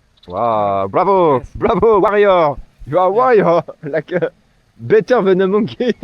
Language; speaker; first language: English; non-native, learner; French